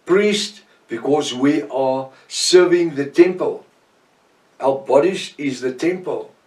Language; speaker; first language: English; non-native, local second language; Afrikaans